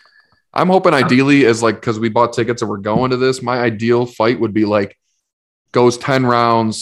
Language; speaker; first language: English; native; English